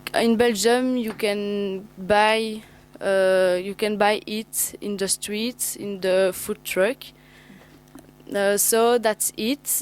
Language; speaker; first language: English; non-native, learner; French